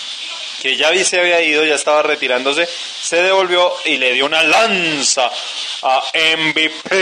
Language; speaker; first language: Spanish; native; Spanish